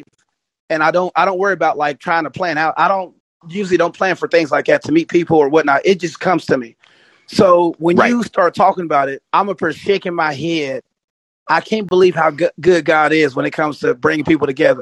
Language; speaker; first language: English; native; English